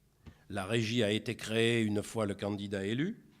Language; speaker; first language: French; native; French